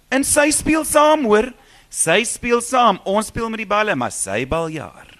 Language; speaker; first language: Afrikaans; native; Afrikaans